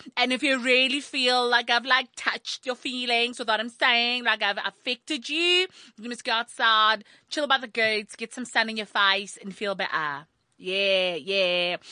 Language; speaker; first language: English; non-native, local second language; Tswana